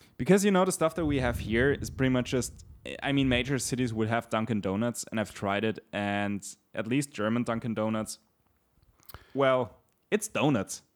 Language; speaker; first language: English; non-native, fluent; German